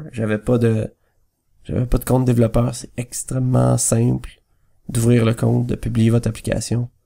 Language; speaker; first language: French; native; French